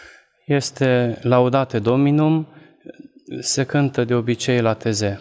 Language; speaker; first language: Romanian; non-native, local second language; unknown